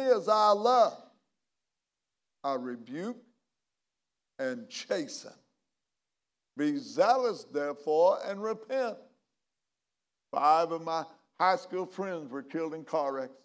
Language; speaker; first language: English; native; English